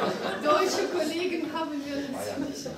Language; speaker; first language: German; non-native, fluent; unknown